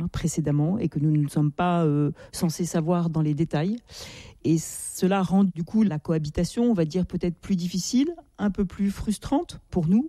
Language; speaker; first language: French; native; French